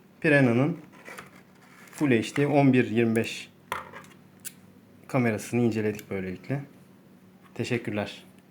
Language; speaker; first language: Turkish; native; Turkish